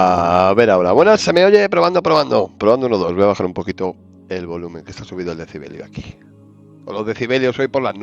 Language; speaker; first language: Spanish; native; Spanish